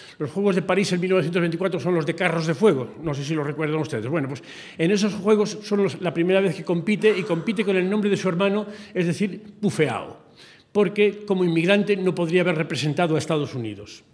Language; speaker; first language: Spanish; native; Spanish